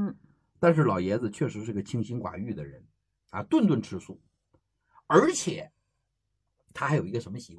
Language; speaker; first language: Chinese; native; Chinese